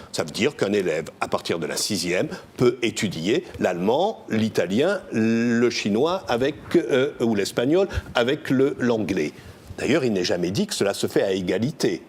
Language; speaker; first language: French; native; French